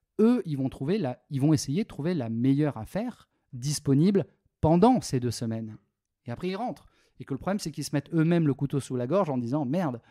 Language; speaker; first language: French; native; French